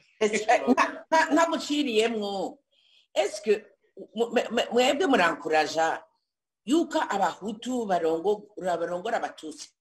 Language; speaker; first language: Rundi; early bilingual, heritage; Rundi